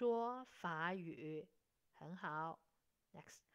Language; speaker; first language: Chinese; non-native, fluent; English